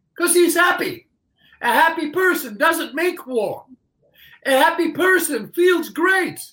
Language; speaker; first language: English; non-native, fluent; Dutch